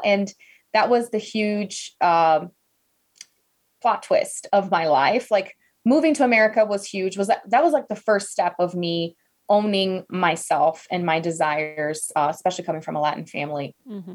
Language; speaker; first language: English; non-native, fluent; Portuguese